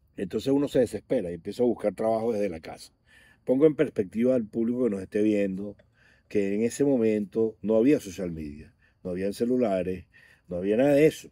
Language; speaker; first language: Spanish; native; Spanish